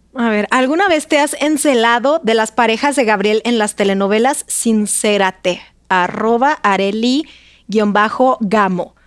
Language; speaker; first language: Spanish; non-native, fluent; Russian